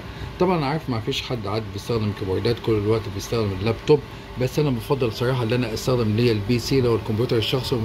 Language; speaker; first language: Arabic; native; Arabic